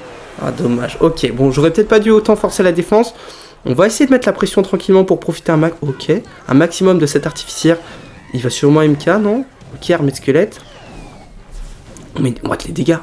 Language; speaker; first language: French; native; French